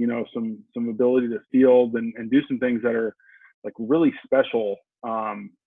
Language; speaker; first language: English; native; English